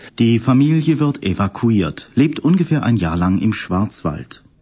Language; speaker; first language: German; native; German